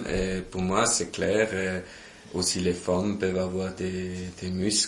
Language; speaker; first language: French; non-native, local second language; German